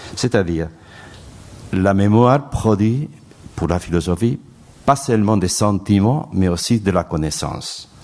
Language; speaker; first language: French; non-native, fluent; Spanish